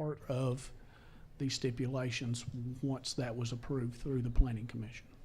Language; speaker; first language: English; native; English